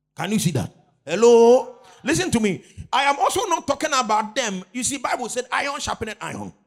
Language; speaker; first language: English; non-native, local second language; Akan